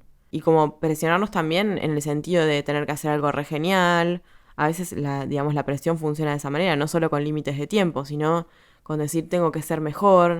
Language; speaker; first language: Spanish; native; Spanish